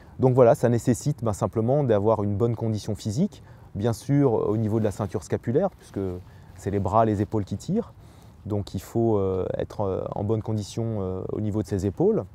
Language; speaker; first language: French; native; French